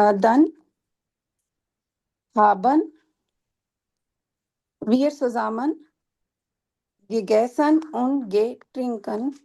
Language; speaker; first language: German; non-native, learner; Urdu